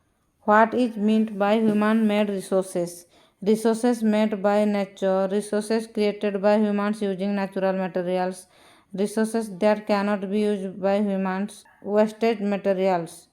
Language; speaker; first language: English; non-native, local second language; Odia